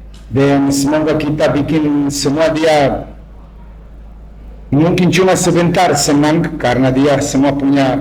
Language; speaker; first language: Indonesian; non-native, fluent; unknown